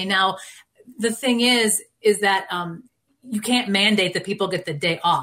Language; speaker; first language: English; native; English